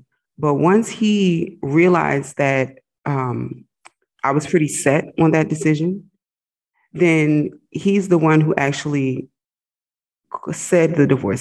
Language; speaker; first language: English; native; English